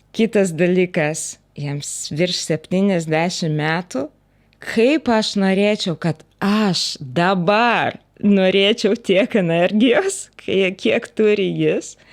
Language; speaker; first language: Lithuanian; non-native, local second language; Russian